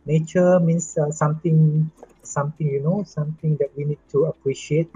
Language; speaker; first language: English; non-native, local second language; Malay